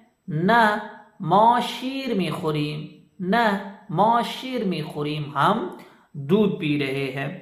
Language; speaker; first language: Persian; non-native, fluent; Urdu